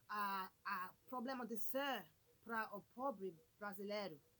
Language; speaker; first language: Portuguese; non-native, learner; English